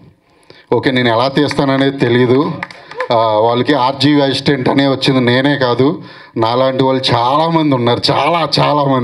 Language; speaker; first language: Telugu; native; Telugu